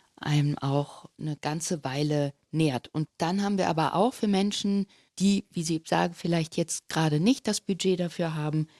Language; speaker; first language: German; native; German